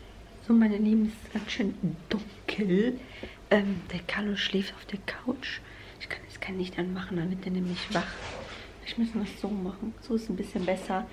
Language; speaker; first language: German; native; German